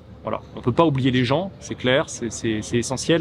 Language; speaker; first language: French; native; French